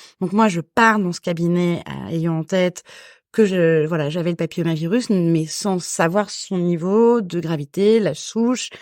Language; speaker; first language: French; native; French